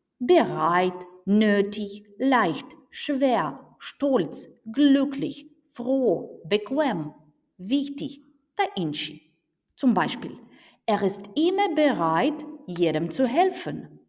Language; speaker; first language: German; non-native, fluent; Ukrainian